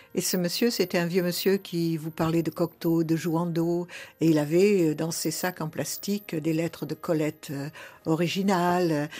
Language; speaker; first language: French; early bilingual, other home language; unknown